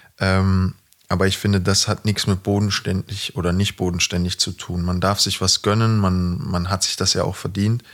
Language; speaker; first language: German; native; German